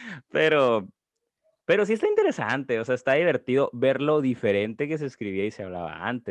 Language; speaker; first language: Spanish; native; Spanish